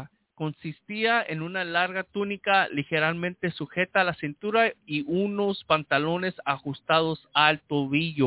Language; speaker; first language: Spanish; early bilingual, heritage; Spanish